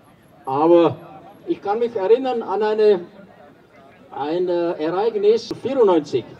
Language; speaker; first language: German; non-native, fluent; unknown